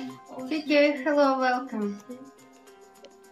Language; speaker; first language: English; non-native, learner; Russian